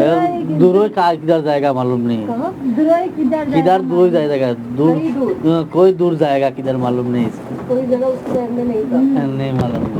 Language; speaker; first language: Hindi; non-native, local second language; Bangla